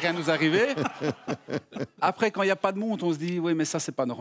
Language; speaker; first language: French; native; French